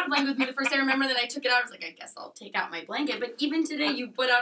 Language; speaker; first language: English; native; English